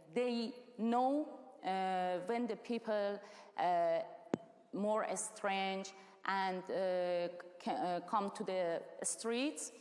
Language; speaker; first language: English; non-native, learner; Persian